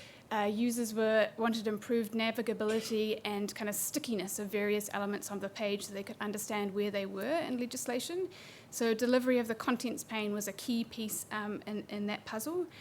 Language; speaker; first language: English; native; English